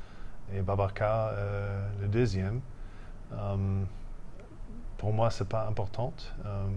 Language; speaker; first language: French; non-native, fluent; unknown